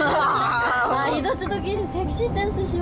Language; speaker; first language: Japanese; non-native, learner; Korean